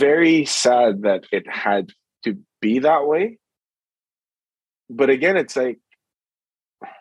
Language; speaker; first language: English; non-native, local second language; Filipino